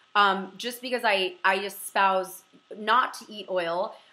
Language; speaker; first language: English; native; English